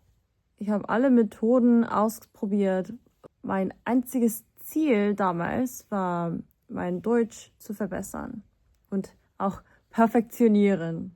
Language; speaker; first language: German; non-native, fluent; Korean